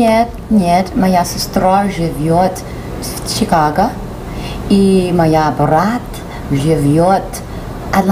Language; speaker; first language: Russian; non-native, learner; English